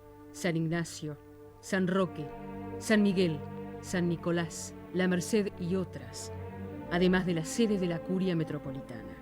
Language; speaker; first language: Spanish; native; Spanish